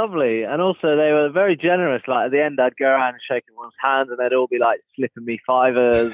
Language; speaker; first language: English; native; English